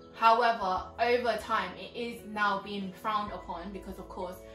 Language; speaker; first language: English; non-native, fluent; Vietnamese